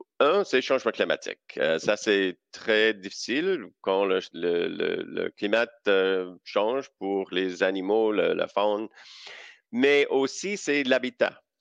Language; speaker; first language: French; non-native, local second language; English